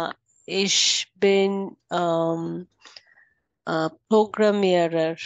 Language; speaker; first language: German; non-native, learner; Bangla